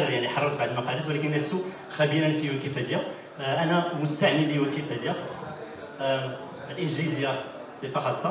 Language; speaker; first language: Arabic; native; Arabic